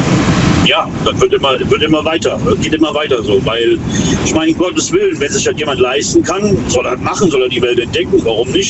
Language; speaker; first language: German; native; German